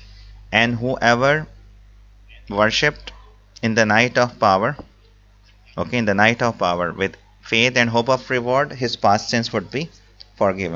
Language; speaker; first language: English; non-native, local second language; Urdu